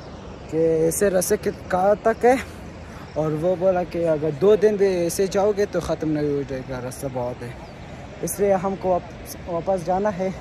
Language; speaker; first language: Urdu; non-native, learner; Persian